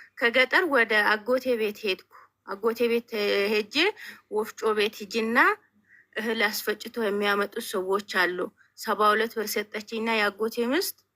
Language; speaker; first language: Amharic; non-native, local second language; Hadiyya